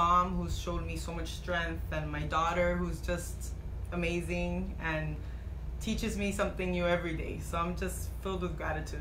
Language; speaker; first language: English; native; English